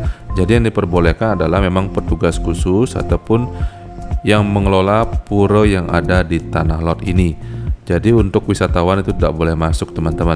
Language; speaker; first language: Indonesian; native; Indonesian